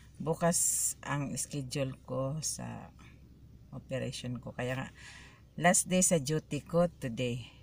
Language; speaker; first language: Filipino; native; Filipino